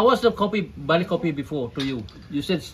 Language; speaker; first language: English; non-native, learner; Indonesian